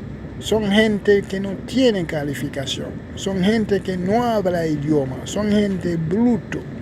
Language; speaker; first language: Spanish; non-native, fluent; Haitian Creole